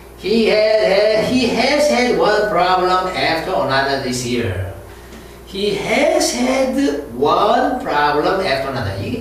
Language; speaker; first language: English; non-native, fluent; Korean